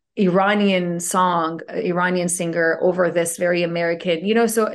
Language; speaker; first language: English; early bilingual, other home language; Persian